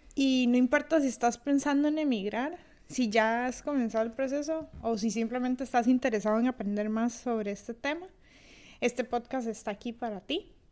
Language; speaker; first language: Spanish; native; Spanish